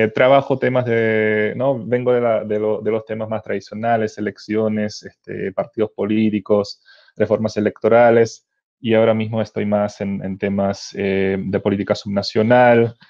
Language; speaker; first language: Spanish; non-native, fluent; Czech